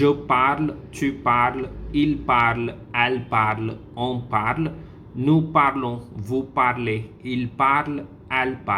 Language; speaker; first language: French; non-native, fluent; Tamil